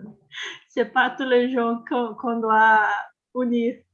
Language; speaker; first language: French; non-native, learner; Portuguese